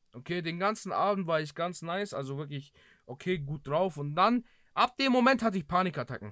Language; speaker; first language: German; early bilingual, other home language; Greek